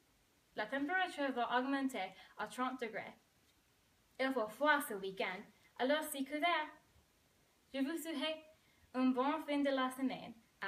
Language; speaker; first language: French; non-native, learner; English